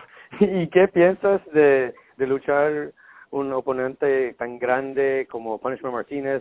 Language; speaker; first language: Spanish; non-native, learner; English